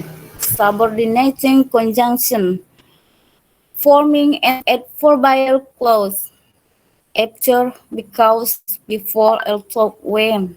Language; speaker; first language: English; non-native, learner; Indonesian